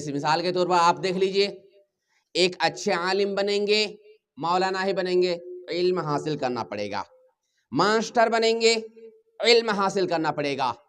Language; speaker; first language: Urdu; native; Urdu